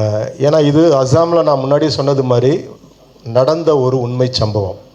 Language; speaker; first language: Tamil; native; Tamil